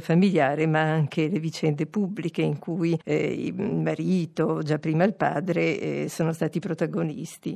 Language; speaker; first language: Italian; native; Italian